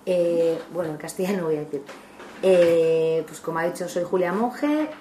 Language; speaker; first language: Spanish; non-native, local second language; Basque